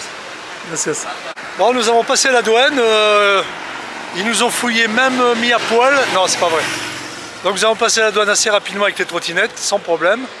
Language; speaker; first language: French; native; French